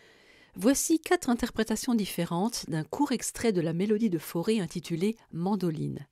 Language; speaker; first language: French; native; French